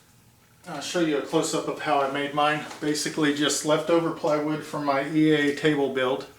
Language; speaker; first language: English; native; English